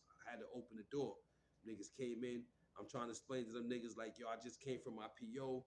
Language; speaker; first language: English; native; English